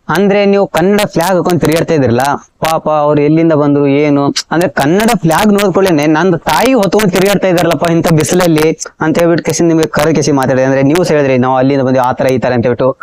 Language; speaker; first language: Kannada; native; Kannada